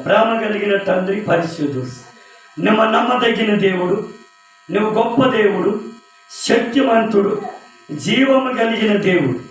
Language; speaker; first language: Telugu; non-native, local second language; Koya